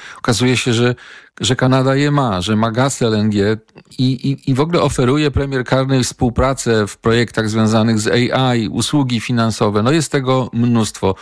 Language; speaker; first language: Polish; native; Polish